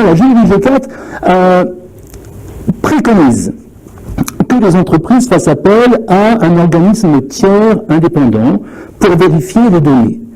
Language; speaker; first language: French; native; French